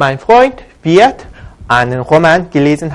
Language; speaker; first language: German; non-native, fluent; Korean